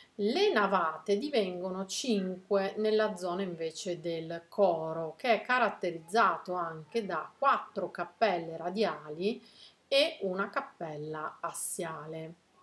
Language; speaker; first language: Italian; native; Italian